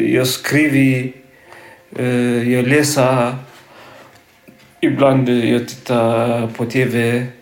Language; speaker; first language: Swedish; non-native, learner; Tigrinya